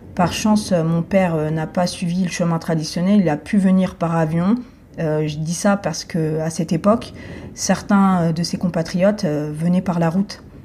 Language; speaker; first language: French; native; French